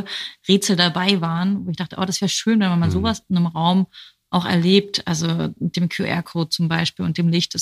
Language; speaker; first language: German; native; German